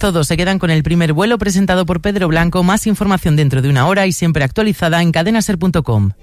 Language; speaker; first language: Spanish; native; Spanish